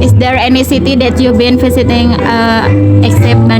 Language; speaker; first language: English; non-native, learner; Indonesian